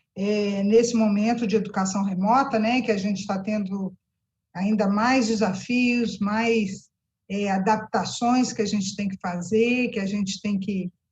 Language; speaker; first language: Portuguese; native; Portuguese